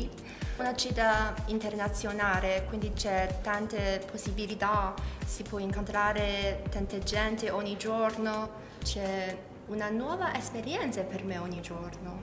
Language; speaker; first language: Italian; non-native, learner; Chinese